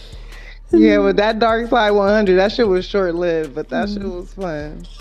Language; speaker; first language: English; native; English